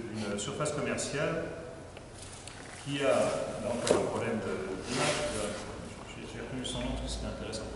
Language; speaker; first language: French; native; French